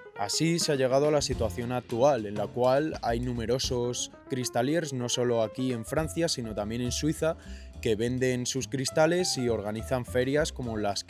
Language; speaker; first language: Spanish; native; Spanish